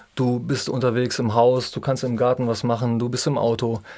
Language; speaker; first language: German; native; German